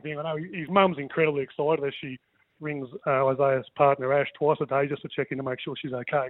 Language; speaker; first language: English; native; English